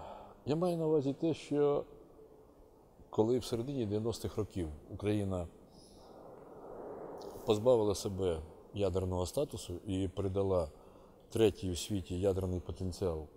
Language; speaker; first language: Ukrainian; native; Ukrainian